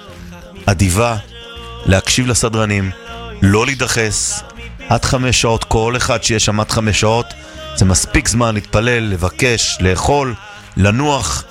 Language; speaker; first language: Hebrew; native; Hebrew